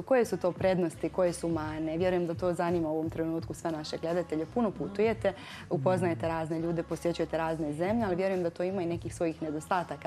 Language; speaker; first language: Croatian; native; Croatian